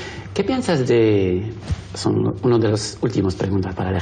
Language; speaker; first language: Spanish; non-native, learner; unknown